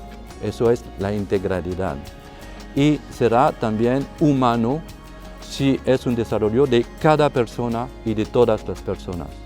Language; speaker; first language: Spanish; non-native, fluent; French